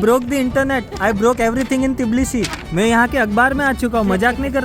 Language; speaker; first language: Hindi; native; Hindi